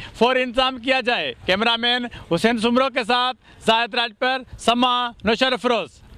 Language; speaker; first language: Urdu; non-native, local second language; Sindhi